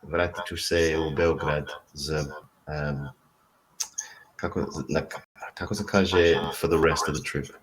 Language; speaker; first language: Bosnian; non-native, learner; English